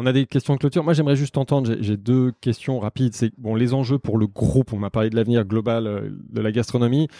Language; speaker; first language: French; native; French